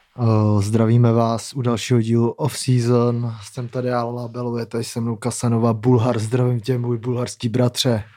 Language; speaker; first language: Czech; native; Czech